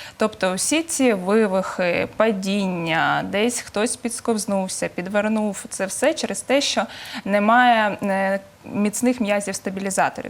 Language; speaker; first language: Ukrainian; native; Ukrainian